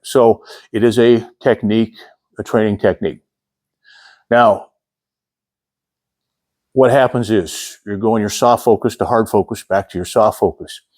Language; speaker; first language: English; native; English